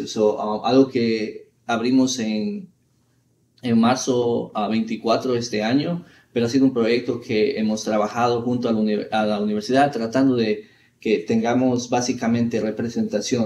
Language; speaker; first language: Spanish; early bilingual, heritage; Spanish